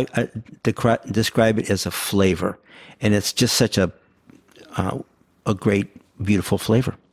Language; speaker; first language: English; early bilingual, other home language; Yiddish